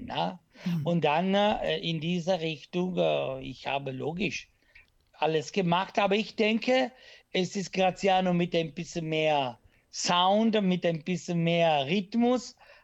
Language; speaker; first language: German; non-native, learner; Italian